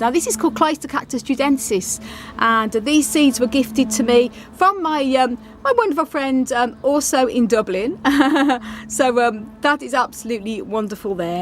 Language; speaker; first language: English; native; English